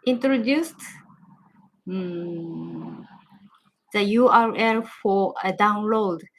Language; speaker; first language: English; non-native, learner; Japanese